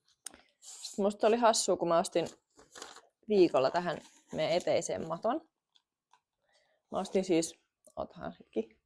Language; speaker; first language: Finnish; native; Finnish